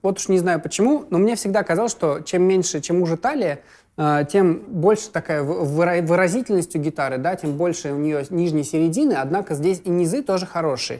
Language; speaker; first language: Russian; native; Russian